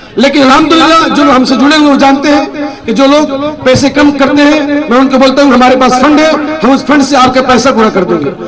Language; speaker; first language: Hindi; native; Hindi